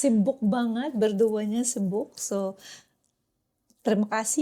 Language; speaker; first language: Indonesian; non-native, fluent; Filipino